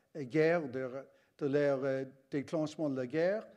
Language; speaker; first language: French; non-native, fluent; English